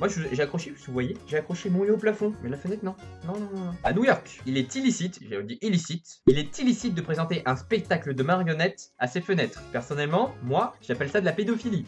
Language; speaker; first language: French; native; French